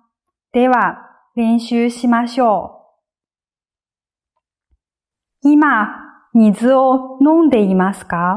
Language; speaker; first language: Japanese; non-native, fluent; Chinese